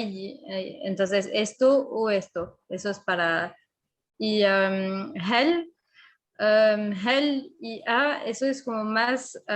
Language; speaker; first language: Spanish; non-native, fluent; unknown